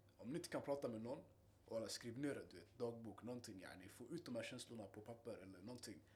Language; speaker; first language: Swedish; early bilingual, other home language; Arabic